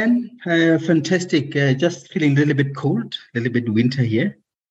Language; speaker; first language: English; non-native, local second language; Southern Sotho